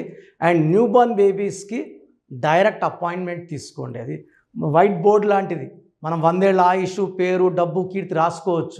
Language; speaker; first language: Telugu; native; Telugu